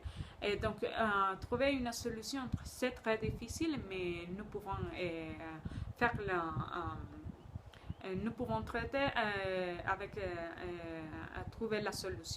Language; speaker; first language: French; non-native, learner; Spanish